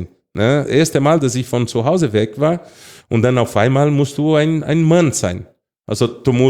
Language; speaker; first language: German; non-native, fluent; Portuguese